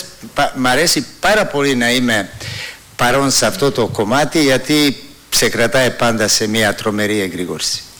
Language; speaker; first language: Greek; non-native, fluent; Serbian